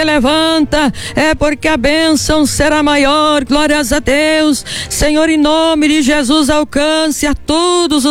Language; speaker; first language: Portuguese; native; Portuguese